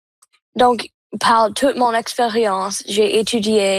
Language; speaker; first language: French; non-native, local second language; English